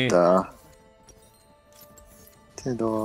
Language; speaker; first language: Japanese; native; Japanese